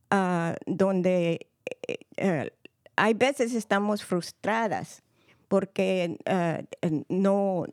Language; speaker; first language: Spanish; early bilingual, heritage; Spanish